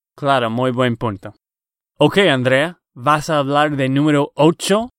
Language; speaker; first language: Spanish; non-native, learner; English